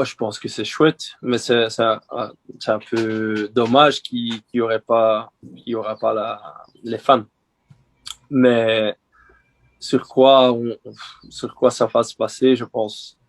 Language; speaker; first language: French; non-native, local second language; Dutch